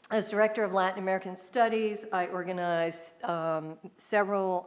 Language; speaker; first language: English; native; English